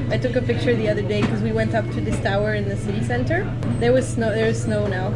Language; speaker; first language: English; non-native, fluent; Slovak